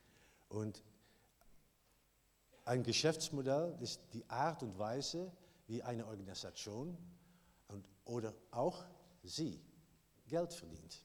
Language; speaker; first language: German; non-native, learner; Dutch